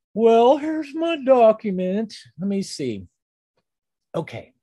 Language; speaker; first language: English; native; English